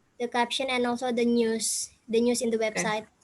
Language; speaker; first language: English; non-native, fluent; Indonesian